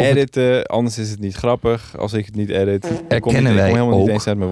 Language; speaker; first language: Dutch; native; Dutch